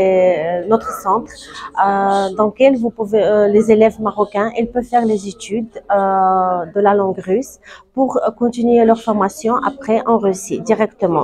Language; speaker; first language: French; non-native, fluent; Russian